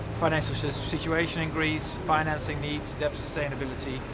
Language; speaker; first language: English; non-native, fluent; Dutch